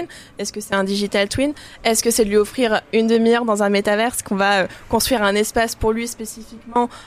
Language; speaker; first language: French; native; French